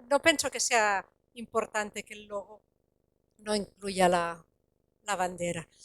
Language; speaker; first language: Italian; non-native, fluent; Catalan